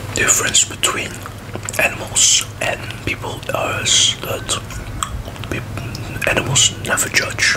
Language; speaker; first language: English; non-native, fluent; Dutch